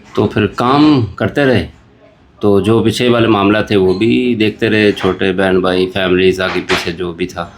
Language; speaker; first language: Urdu; non-native, local second language; Punjabi